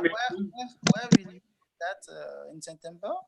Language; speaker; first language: English; non-native, learner; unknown